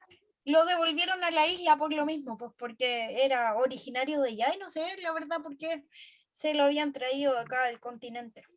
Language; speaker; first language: Spanish; native; Spanish